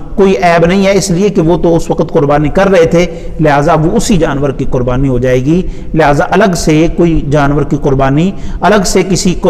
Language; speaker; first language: Urdu; non-native, local second language; Punjabi